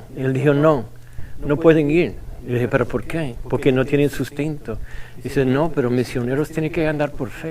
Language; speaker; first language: Spanish; non-native, fluent; English